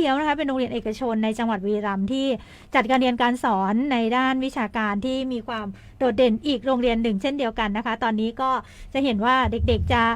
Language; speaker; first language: Thai; native; Thai